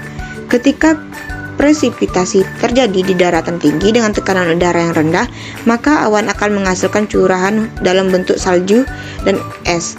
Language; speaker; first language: Indonesian; native; Indonesian